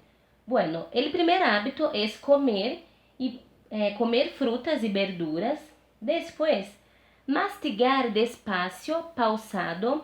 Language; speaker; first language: Spanish; non-native, fluent; Portuguese